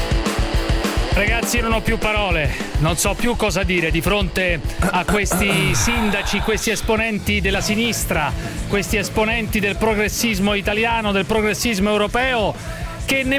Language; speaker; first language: Italian; native; Italian